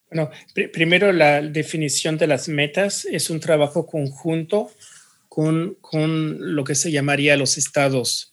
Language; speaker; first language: Spanish; early bilingual, heritage; Spanish